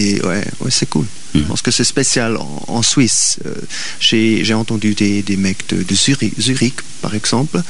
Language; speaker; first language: French; non-native, local second language; German